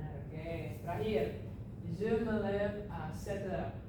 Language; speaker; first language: French; non-native, learner; Indonesian